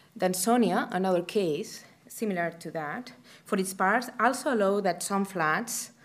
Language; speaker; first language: English; non-native, fluent; Spanish